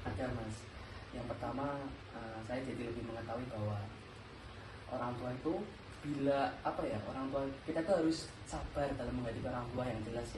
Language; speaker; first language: Indonesian; native; Indonesian